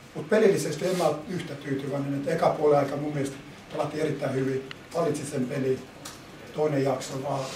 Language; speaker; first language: Finnish; non-native, fluent; Albanian